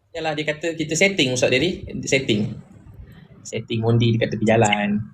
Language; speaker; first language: Malay; native; Malay